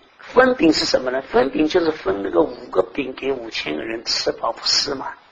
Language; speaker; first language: Chinese; early bilingual, heritage; Chinese